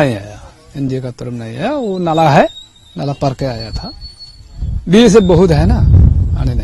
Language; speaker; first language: Hindi; non-native, local second language; Bangla